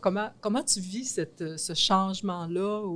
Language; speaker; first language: French; native; French